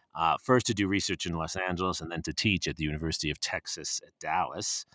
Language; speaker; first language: English; native; English